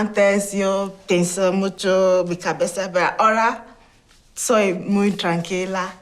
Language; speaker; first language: Spanish; non-native, learner; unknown